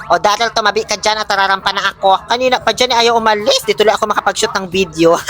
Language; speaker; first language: Filipino; native; Filipino